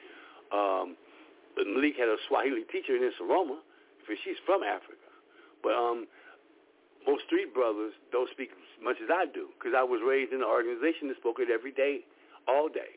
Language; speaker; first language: English; native; English